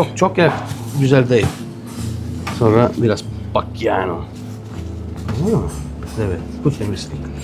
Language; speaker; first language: Turkish; non-native, learner; French